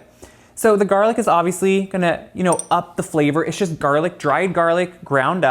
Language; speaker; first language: English; native; English